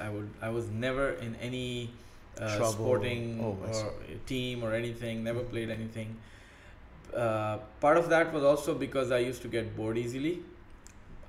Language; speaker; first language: English; non-native, local second language; Urdu